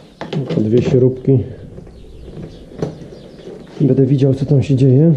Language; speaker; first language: Polish; native; Polish